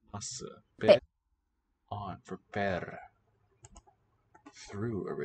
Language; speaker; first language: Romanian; non-native, learner; English